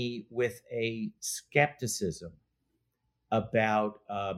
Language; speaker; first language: English; native; English